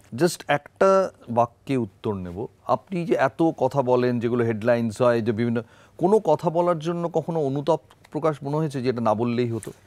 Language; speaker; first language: Bangla; native; Bangla